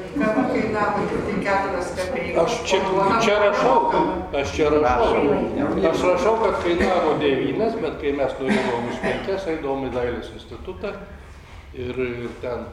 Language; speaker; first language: Lithuanian; native; Lithuanian